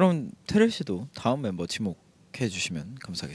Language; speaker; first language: Korean; native; Korean